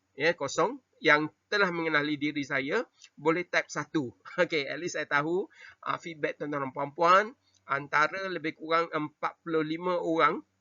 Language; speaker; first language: Malay; non-native, local second language; Chinese